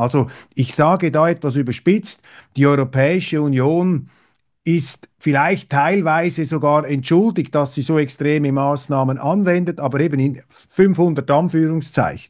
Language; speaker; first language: German; native; German